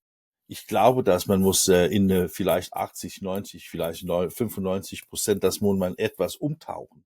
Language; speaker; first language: German; non-native, learner; Danish